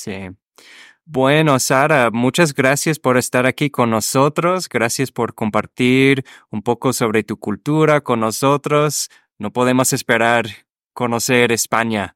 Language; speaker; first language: Spanish; non-native, fluent; English